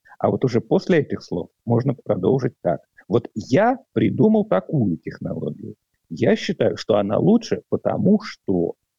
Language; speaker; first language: Russian; native; Russian